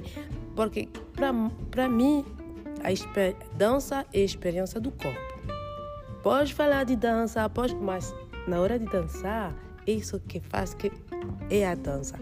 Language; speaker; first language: Portuguese; non-native, fluent; French